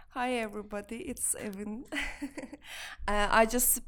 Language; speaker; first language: English; non-native, learner; Turkish